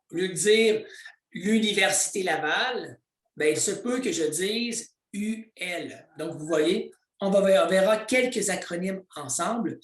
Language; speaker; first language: French; native; French